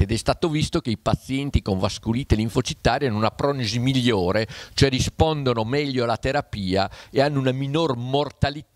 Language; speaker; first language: Italian; native; Italian